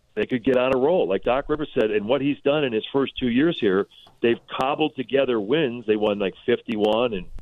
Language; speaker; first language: English; native; English